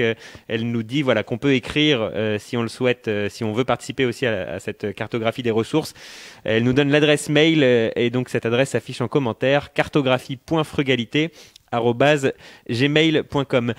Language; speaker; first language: French; native; French